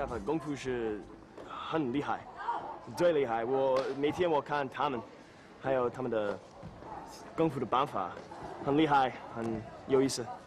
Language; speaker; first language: Chinese; non-native, learner; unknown